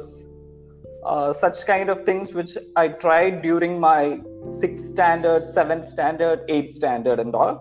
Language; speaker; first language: English; non-native, local second language; Malayalam